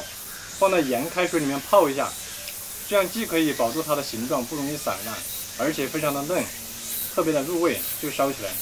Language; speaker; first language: Chinese; native; Chinese